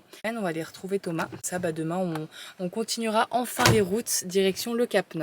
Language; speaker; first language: French; native; French